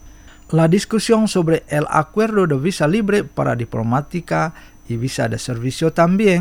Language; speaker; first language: Spanish; non-native, fluent; Indonesian